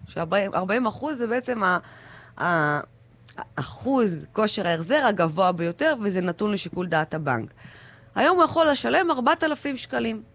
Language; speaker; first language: Hebrew; early bilingual, other home language; Russian